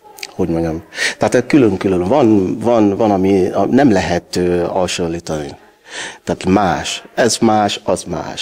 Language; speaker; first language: Hungarian; non-native, learner; Yoruba